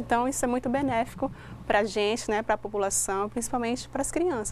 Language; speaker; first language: Portuguese; native; Portuguese